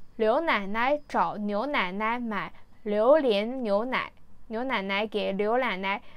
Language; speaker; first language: Japanese; non-native, fluent; Chinese